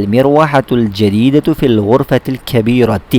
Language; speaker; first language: Arabic; non-native, fluent; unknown